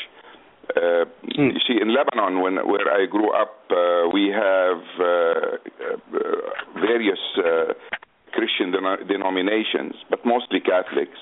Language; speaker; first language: English; non-native, fluent; Arabic